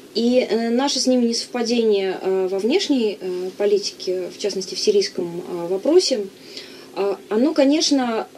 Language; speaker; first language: Russian; native; Russian